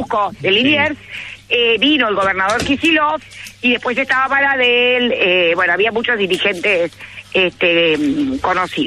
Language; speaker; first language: Spanish; native; Spanish